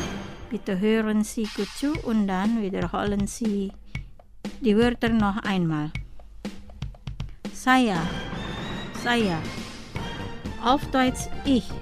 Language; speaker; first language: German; non-native, fluent; Indonesian